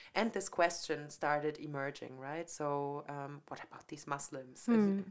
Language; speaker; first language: English; non-native, fluent; German